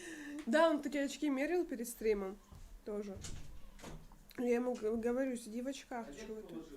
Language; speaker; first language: Russian; native; Russian